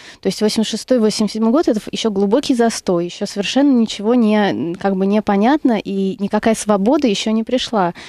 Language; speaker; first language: Russian; native; Russian